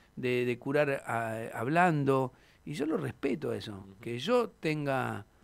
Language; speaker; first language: Spanish; native; Spanish